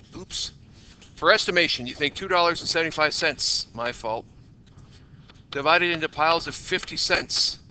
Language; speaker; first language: English; native; English